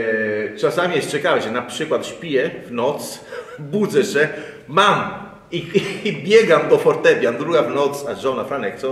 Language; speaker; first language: Polish; non-native, learner; Italian